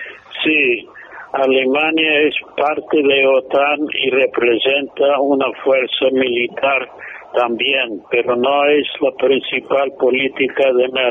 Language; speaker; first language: Spanish; non-native, fluent; English